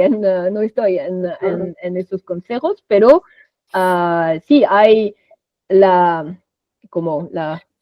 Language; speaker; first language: Spanish; non-native, fluent; French